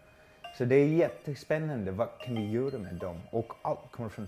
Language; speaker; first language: Swedish; non-native, fluent; English